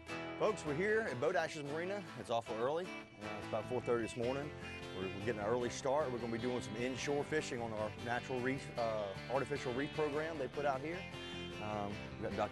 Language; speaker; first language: English; native; English